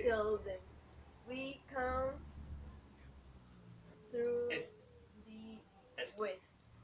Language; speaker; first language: English; non-native, learner; Spanish